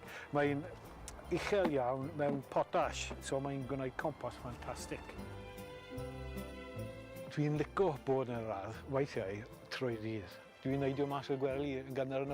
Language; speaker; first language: Welsh; non-native, local second language; English